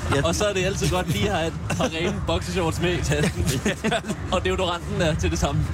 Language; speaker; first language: Danish; native; Danish